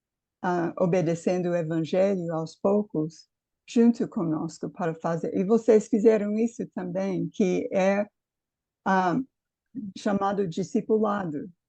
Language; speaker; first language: Portuguese; non-native, fluent; English